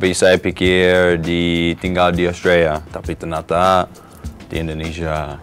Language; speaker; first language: Indonesian; non-native, learner; English